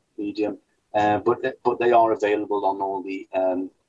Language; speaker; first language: English; native; English